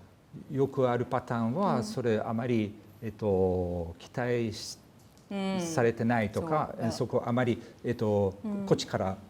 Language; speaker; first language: Japanese; non-native, fluent; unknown